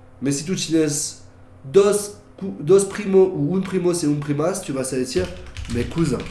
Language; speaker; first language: Spanish; non-native, learner; French